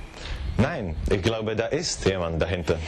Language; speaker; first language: German; non-native, fluent; Czech